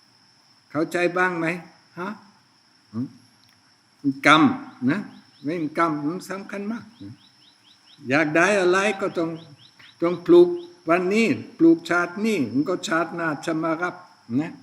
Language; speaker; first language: Thai; non-native, fluent; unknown